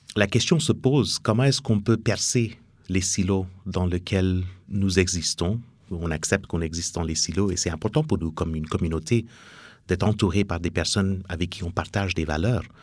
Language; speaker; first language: French; non-native, fluent; English